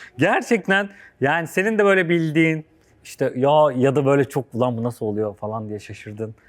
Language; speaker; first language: Turkish; native; Turkish